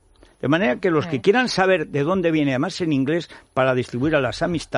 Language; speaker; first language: Spanish; native; Spanish